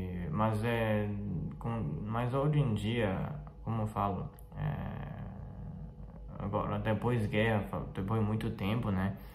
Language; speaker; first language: Portuguese; non-native, fluent; Chinese